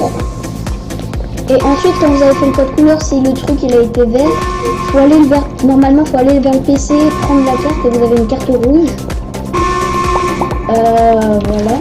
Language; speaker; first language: French; native; French